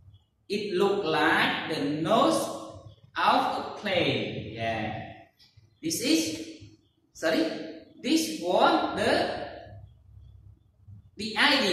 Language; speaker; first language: English; non-native, learner; Khmer